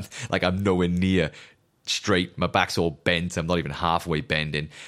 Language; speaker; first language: English; native; English